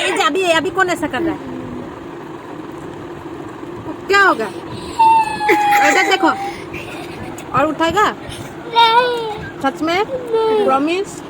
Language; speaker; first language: Hindi; non-native, local second language; Bangla